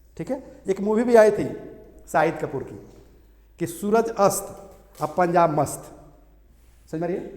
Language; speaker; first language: Hindi; native; Hindi